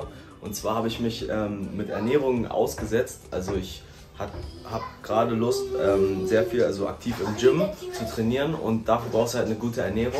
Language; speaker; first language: German; native; German